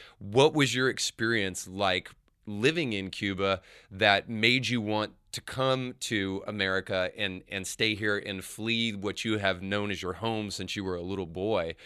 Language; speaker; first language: English; native; English